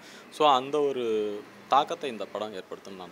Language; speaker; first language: Tamil; native; Tamil